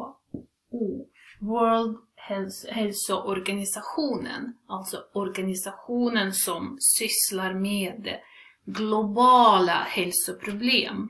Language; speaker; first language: Swedish; non-native, fluent; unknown